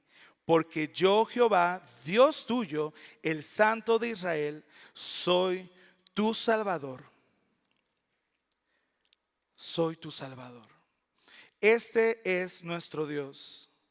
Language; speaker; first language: Spanish; native; Spanish